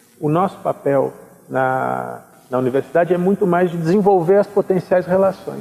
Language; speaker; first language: Portuguese; native; Portuguese